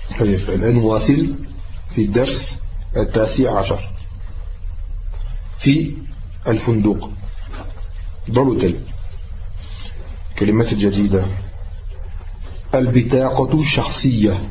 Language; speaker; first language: Arabic; non-native, fluent; French